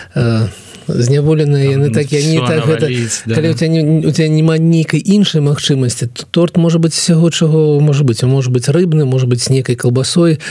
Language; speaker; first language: Belarusian; non-native, local second language; Russian